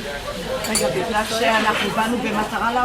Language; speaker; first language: Hebrew; non-native, learner; English